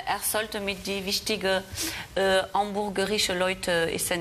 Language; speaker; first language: German; non-native, fluent; French